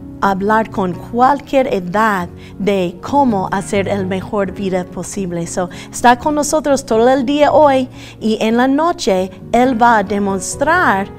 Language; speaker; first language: Spanish; early bilingual, other home language; English